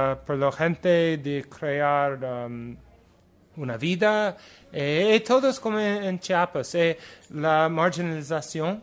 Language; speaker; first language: Spanish; non-native, learner; English